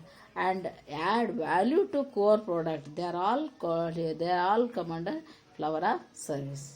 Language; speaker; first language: English; non-native, local second language; Kannada